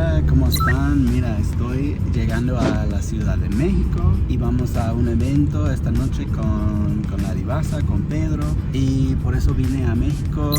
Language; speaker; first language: Spanish; non-native, fluent; English